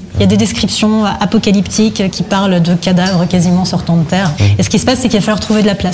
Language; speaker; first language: French; native; French